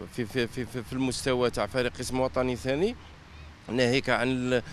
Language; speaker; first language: Arabic; native; Arabic